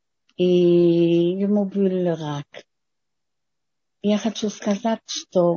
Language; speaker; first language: Russian; non-native, fluent; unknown